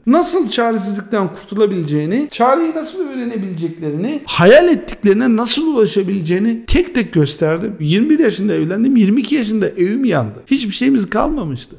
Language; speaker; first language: Turkish; early bilingual, heritage; Turkish